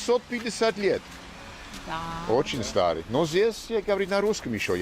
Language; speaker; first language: Russian; non-native, learner; English